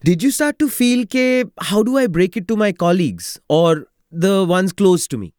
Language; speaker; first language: English; non-native, local second language; Hindi